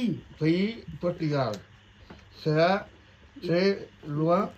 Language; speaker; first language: French; non-native, learner; Portuguese